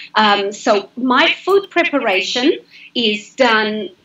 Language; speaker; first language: English; native; English